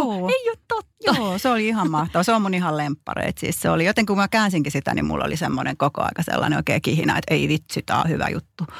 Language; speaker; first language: Finnish; native; Finnish